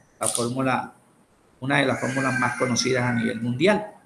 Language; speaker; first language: Spanish; native; Spanish